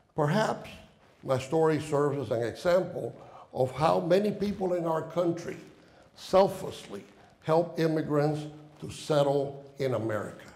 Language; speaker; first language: English; non-native, fluent; Spanish